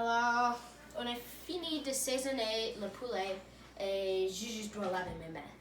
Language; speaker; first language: French; non-native, learner; English